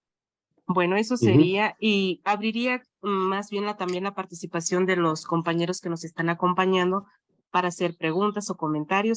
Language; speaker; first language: Spanish; native; Spanish